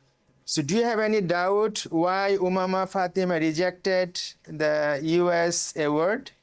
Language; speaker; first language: English; non-native, local second language; Bangla